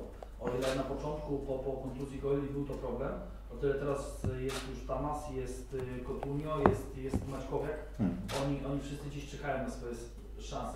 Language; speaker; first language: Polish; native; Polish